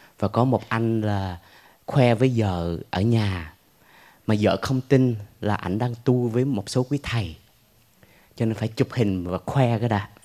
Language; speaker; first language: Vietnamese; early bilingual, heritage; Vietnamese